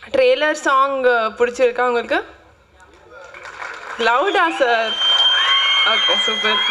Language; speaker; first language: Tamil; non-native, learner; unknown